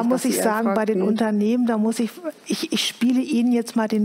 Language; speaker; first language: German; native; German